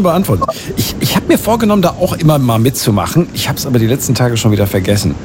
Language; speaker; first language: German; native; German